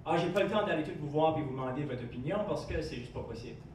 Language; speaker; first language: French; non-native, local second language; English